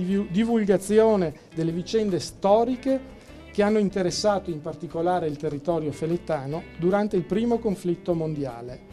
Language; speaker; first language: Italian; native; Italian